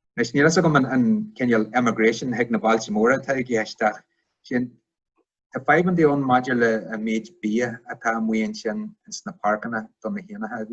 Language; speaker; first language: Irish; non-native, local second language; English